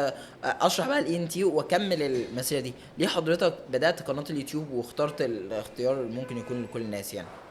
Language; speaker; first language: Arabic; native; Arabic